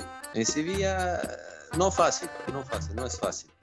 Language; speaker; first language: Spanish; non-native, fluent; Arabic